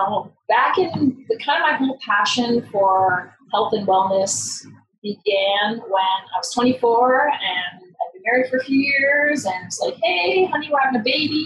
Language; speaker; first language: English; native; English